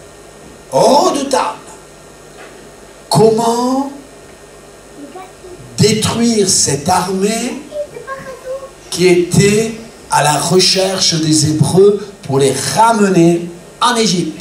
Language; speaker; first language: French; native; French